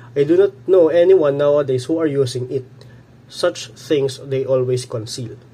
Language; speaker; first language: English; non-native, local second language; Filipino